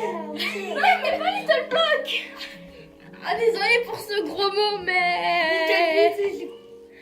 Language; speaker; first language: French; native; French